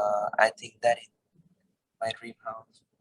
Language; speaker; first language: English; non-native, learner; Vietnamese